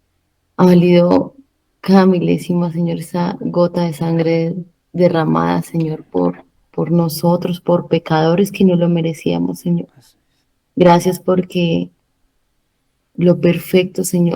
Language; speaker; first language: Spanish; native; Spanish